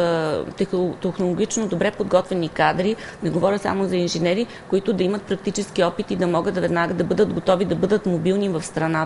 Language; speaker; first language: Bulgarian; native; Bulgarian